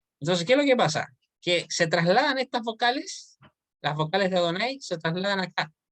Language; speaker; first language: Spanish; native; Spanish